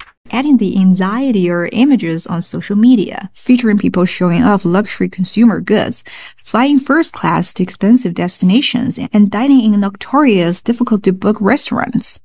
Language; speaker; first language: English; non-native, fluent; Chinese